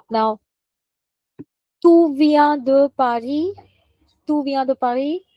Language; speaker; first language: French; non-native, fluent; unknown